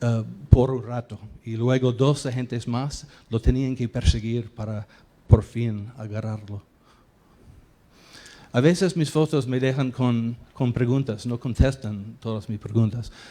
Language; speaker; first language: Spanish; non-native, fluent; English